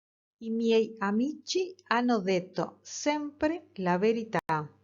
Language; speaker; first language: Italian; non-native, fluent; Spanish